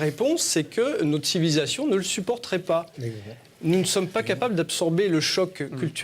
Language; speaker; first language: French; native; French